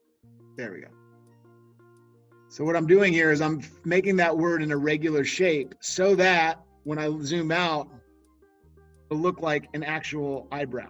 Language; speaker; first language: English; native; English